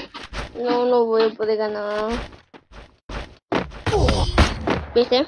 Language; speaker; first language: Spanish; native; Spanish